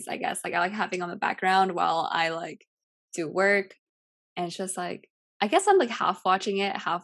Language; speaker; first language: English; early bilingual, other home language; Cantonese